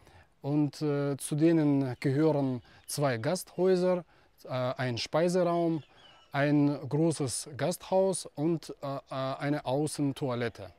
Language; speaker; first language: German; non-native, fluent; Russian